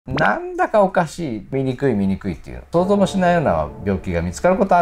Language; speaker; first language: Japanese; native; Japanese